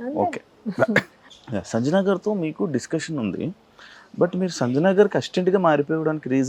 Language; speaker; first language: Telugu; native; Telugu